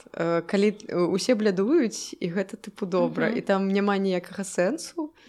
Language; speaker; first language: Belarusian; non-native, local second language; Russian